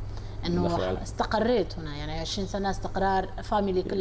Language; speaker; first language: Arabic; native; Arabic